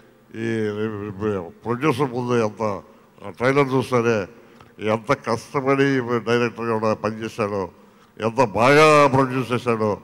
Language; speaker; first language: Telugu; native; Telugu